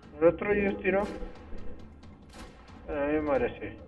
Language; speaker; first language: Spanish; native; Spanish